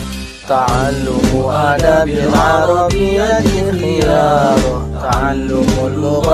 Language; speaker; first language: Arabic; non-native, learner; Indonesian